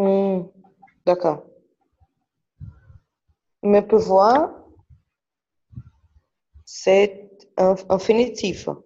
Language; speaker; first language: French; non-native, learner; Portuguese